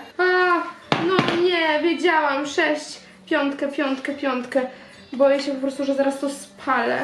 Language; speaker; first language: Polish; native; Polish